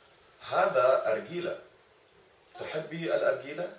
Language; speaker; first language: Arabic; early bilingual, other home language; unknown